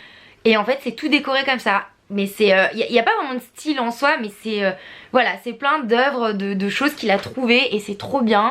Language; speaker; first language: French; native; French